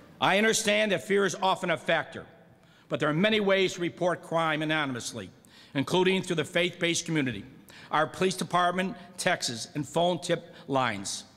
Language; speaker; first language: English; native; English